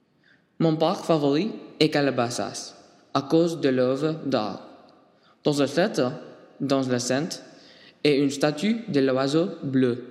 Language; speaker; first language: French; non-native, learner; English